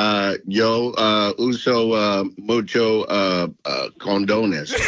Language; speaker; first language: Spanish; non-native, learner; English